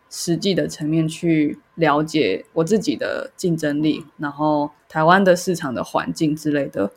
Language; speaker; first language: Chinese; native; Chinese